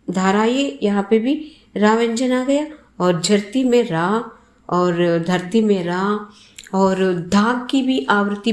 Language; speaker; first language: Hindi; non-native, local second language; Telugu